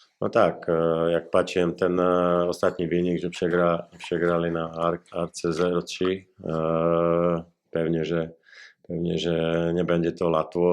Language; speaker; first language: Polish; non-native, learner; Slovak